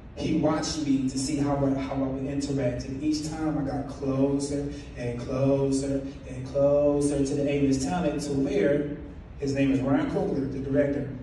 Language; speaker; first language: English; native; English